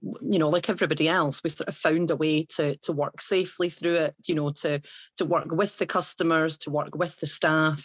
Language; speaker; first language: English; native; English